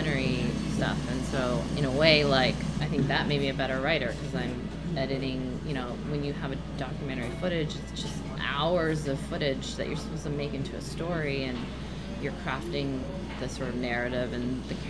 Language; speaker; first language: English; native; English